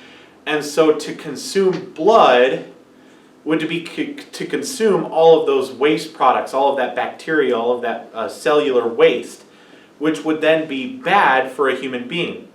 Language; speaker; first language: English; native; English